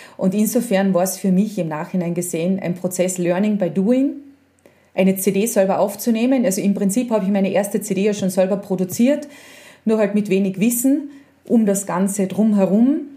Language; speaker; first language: German; native; German